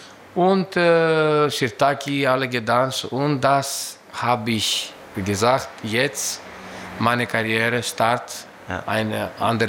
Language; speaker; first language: German; non-native, learner; Greek